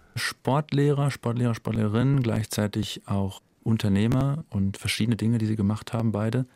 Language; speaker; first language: German; native; German